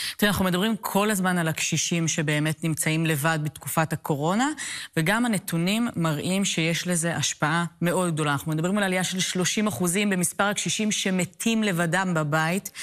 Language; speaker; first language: Hebrew; native; Hebrew